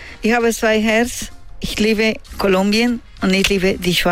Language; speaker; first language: German; non-native, learner; Spanish